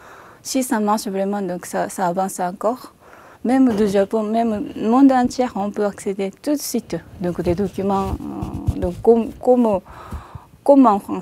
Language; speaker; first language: French; non-native, fluent; Japanese